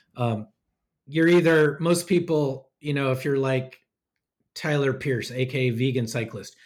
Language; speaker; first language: English; native; English